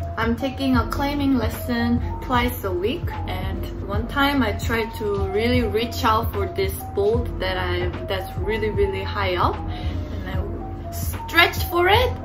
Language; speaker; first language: English; non-native, fluent; Korean